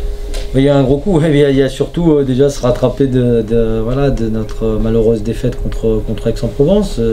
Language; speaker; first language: French; native; French